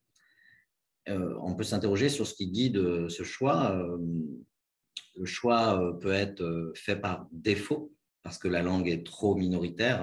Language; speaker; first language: French; native; French